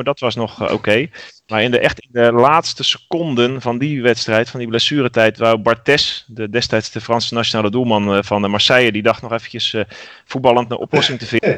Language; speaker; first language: Dutch; native; Dutch